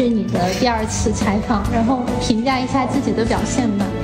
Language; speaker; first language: Chinese; native; Chinese